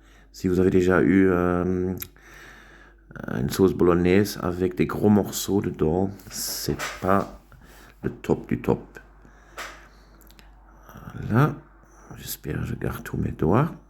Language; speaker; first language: French; non-native, local second language; German